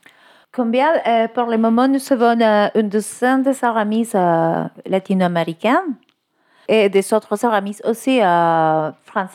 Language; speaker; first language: French; non-native, learner; Spanish